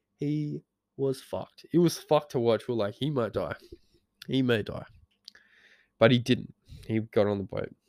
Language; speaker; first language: English; native; English